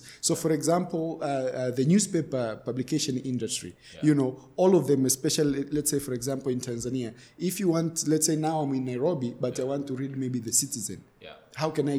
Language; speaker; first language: English; non-native, local second language; Swahili